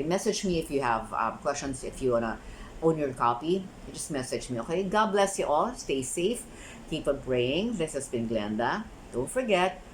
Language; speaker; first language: English; non-native, local second language; Filipino